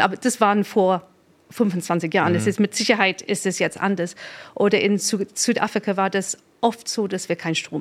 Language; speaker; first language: German; non-native, fluent; English